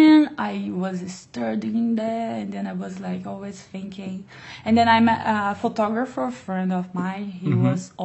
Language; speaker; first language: English; non-native, learner; Portuguese